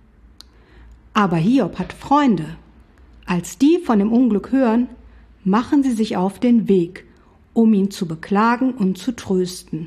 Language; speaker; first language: German; native; German